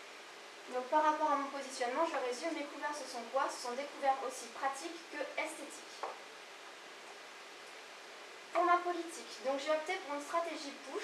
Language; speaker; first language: French; native; French